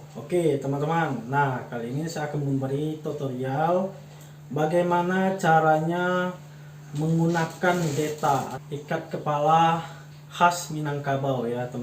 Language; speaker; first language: Indonesian; native; Indonesian